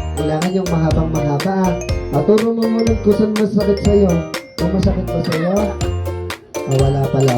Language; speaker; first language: Filipino; native; Filipino